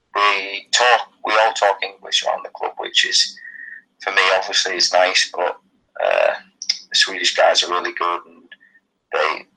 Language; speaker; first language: English; native; English